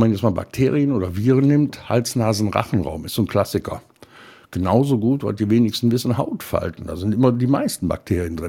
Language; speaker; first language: German; native; German